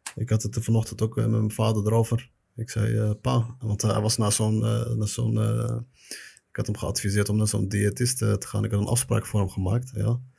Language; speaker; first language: Dutch; early bilingual, other home language; Arabic